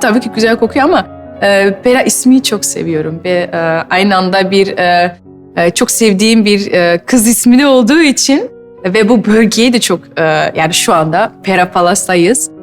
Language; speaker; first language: Turkish; early bilingual, heritage; Turkish